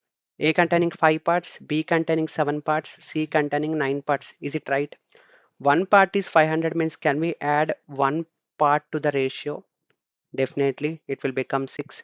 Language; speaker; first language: English; non-native, local second language; Telugu